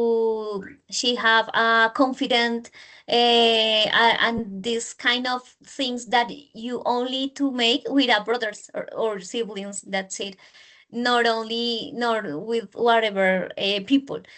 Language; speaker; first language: English; non-native, learner; Spanish